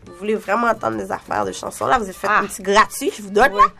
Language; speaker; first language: French; early bilingual, heritage; French